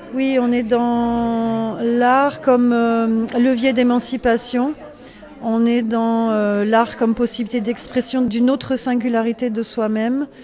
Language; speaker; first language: French; native; French